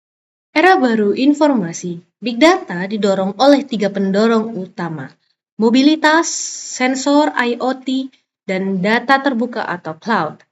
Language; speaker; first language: Indonesian; native; Indonesian